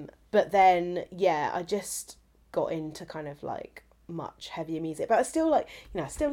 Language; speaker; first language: English; native; English